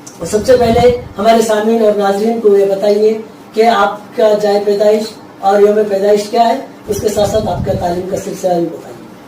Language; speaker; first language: Urdu; native; Urdu